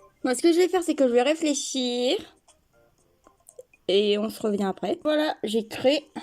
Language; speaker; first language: French; native; French